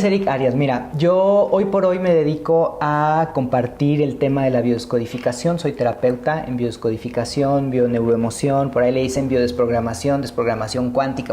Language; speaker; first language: Spanish; native; Spanish